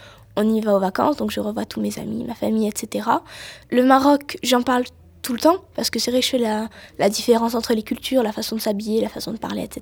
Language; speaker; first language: French; native; French